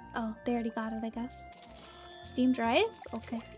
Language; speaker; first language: English; native; English